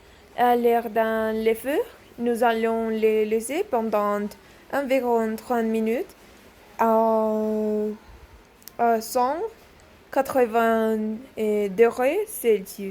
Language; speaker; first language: French; non-native, learner; Spanish